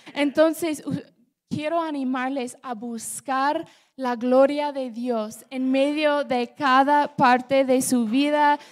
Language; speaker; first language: Spanish; non-native, fluent; English